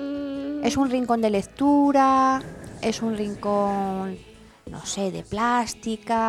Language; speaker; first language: Spanish; native; Spanish